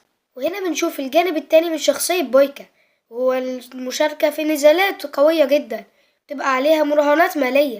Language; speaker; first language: Arabic; native; Arabic